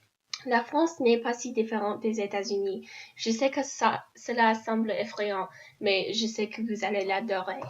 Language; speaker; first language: French; non-native, learner; English